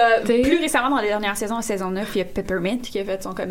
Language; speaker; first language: French; native; French